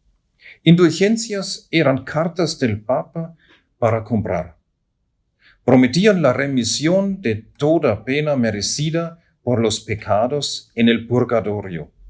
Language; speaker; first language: Spanish; non-native, fluent; German